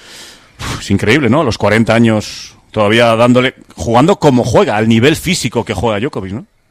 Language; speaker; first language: Spanish; native; Spanish